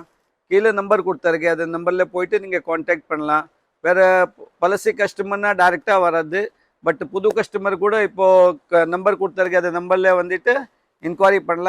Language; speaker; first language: Tamil; non-native, learner; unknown